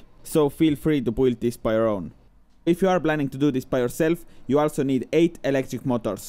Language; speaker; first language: English; non-native, fluent; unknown